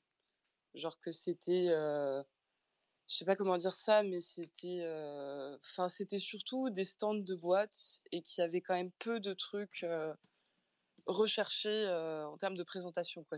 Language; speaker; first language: French; native; French